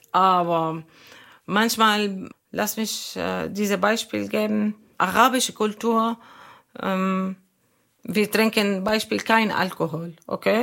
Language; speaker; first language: German; non-native, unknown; Arabic